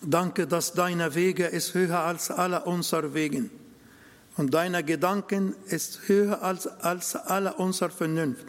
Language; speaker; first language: German; non-native, fluent; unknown